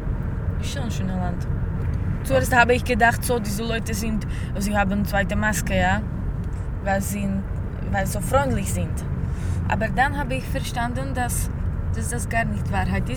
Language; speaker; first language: German; non-native, learner; Slovak